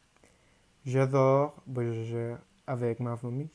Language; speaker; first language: French; non-native, learner; Spanish